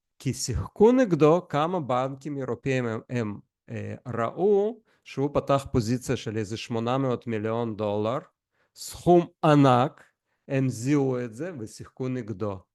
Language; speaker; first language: Hebrew; non-native, fluent; Russian